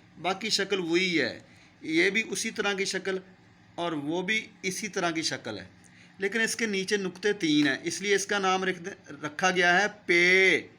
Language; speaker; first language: Urdu; non-native, local second language; Punjabi